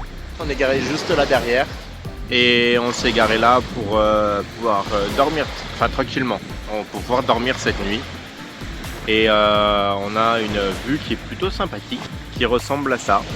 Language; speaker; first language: French; native; French